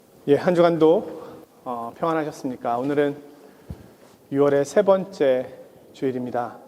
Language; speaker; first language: Korean; native; Korean